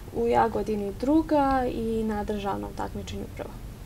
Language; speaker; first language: Serbian; native; Serbian